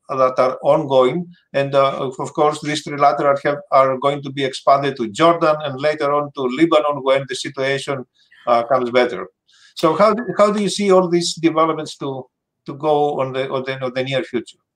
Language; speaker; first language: English; non-native, fluent; Greek